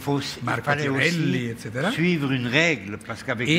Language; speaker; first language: French; non-native, fluent; German